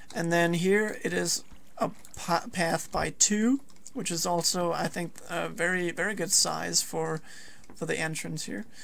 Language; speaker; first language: English; non-native, fluent; Danish